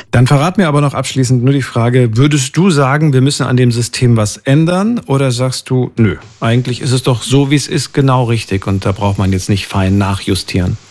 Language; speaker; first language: German; native; German